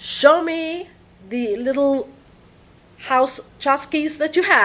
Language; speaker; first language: English; non-native, fluent; Spanish